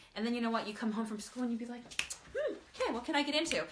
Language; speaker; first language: English; native; English